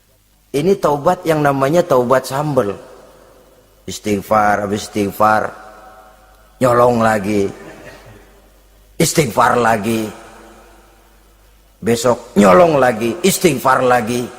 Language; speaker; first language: Indonesian; native; Indonesian